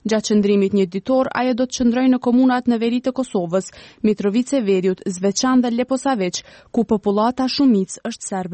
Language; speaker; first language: Albanian; native; Albanian